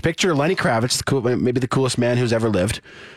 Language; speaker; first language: English; native; English